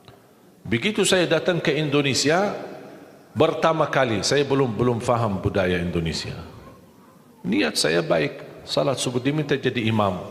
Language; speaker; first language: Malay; non-native, fluent; Arabic